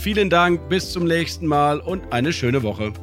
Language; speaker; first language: German; native; German